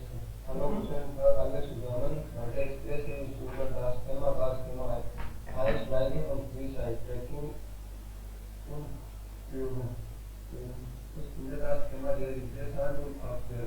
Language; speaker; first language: German; non-native, learner; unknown